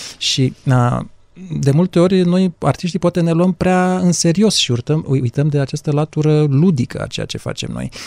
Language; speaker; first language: Romanian; native; Romanian